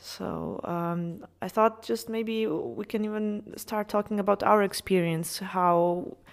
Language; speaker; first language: English; non-native, fluent; Serbian